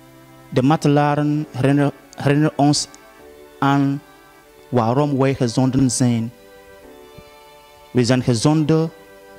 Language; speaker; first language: Dutch; non-native, fluent; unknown